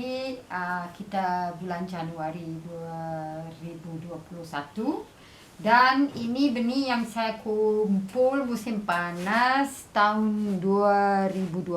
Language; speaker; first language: Indonesian; non-native, fluent; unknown